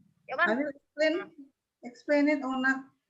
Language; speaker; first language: English; non-native, learner; Indonesian